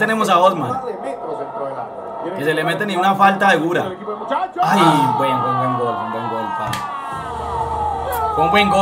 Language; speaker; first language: Spanish; native; Spanish